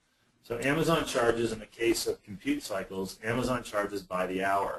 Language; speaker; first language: English; native; English